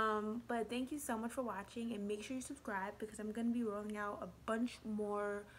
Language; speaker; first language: English; native; English